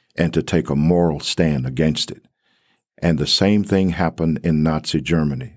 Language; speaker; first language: English; native; English